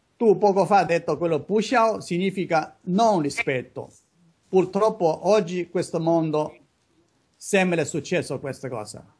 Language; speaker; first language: Italian; non-native, fluent; Chinese